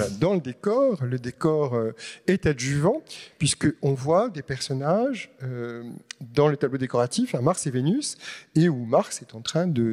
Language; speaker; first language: French; native; French